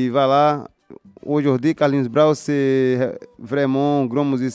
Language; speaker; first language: French; non-native, learner; Portuguese